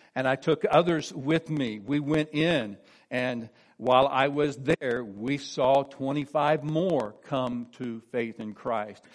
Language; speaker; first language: English; native; English